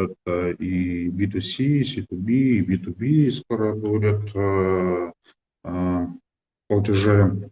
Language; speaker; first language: Russian; native; Russian